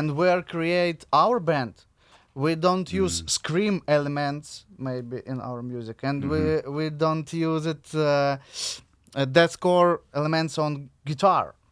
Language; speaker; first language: English; non-native, learner; Russian